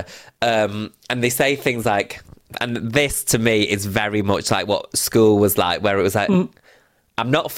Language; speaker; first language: English; native; English